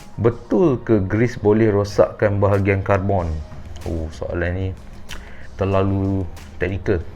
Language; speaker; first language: Malay; native; Malay